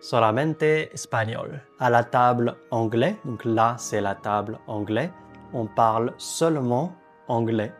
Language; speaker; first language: French; native; French